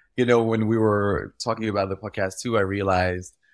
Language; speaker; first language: English; early bilingual, other home language; French